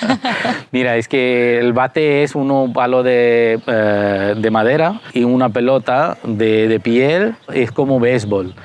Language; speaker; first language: Spanish; non-native, fluent; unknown